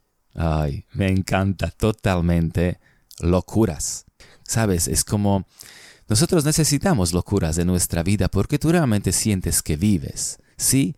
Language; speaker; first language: Spanish; non-native, fluent; Slovak